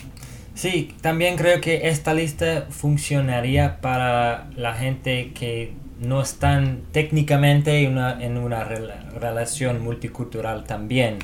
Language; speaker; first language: Spanish; non-native, fluent; English